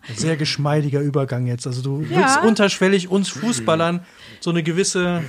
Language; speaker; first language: German; native; German